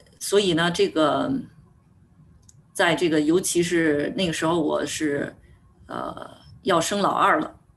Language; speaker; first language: Chinese; native; Chinese